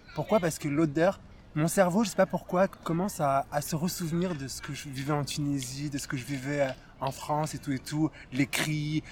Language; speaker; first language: French; native; French